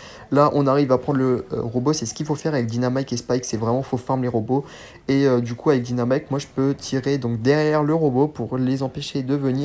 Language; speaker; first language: French; native; French